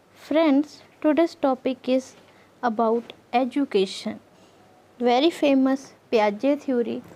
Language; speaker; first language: English; non-native, local second language; Punjabi